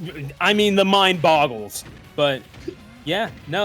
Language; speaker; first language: English; native; English